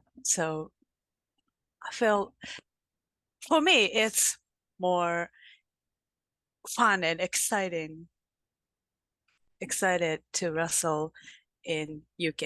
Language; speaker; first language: English; non-native, learner; Japanese